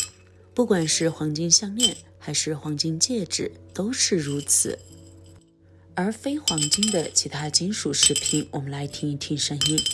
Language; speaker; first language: Chinese; native; Chinese